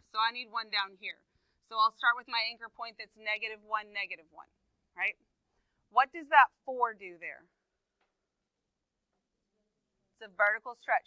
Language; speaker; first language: English; native; English